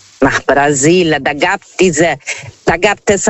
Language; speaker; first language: German; non-native, learner; Portuguese